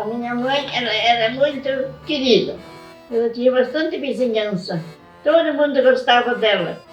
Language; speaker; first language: Portuguese; non-native, local second language; German